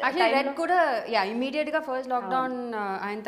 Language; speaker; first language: Telugu; non-native, learner; Tamil